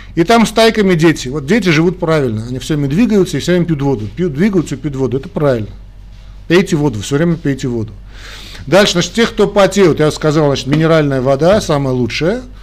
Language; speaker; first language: Russian; non-native, local second language; Armenian